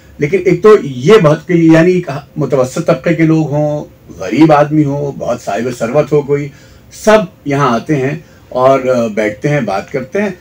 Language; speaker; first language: Urdu; native; Urdu